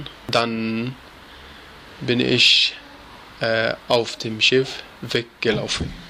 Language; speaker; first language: German; non-native, learner; Arabic